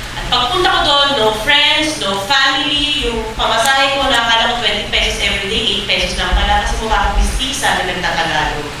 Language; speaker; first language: Filipino; native; Filipino